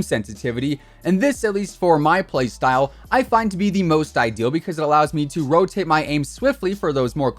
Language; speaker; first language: English; native; English